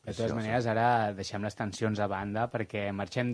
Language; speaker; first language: Catalan; native; Catalan